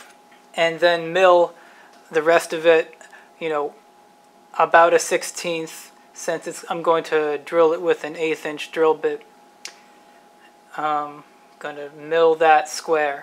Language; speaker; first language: English; native; English